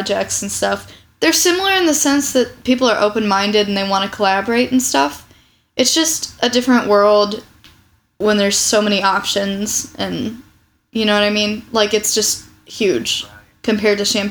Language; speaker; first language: English; native; English